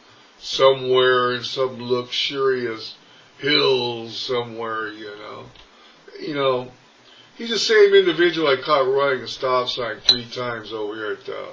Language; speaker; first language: English; native; English